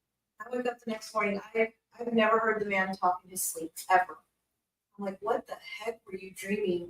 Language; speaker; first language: English; native; English